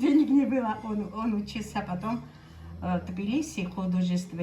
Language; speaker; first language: Russian; non-native, local second language; Georgian